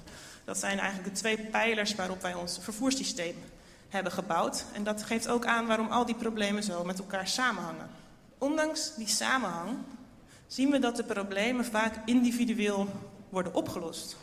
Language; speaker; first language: Dutch; native; Dutch